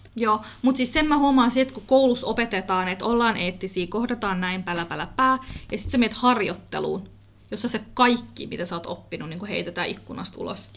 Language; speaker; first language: Finnish; early bilingual, other home language; Kurdish